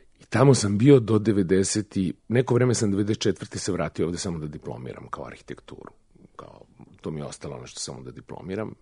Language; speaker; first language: Serbian; native; Serbian